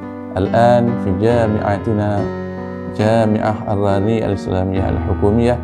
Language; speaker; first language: Arabic; non-native, fluent; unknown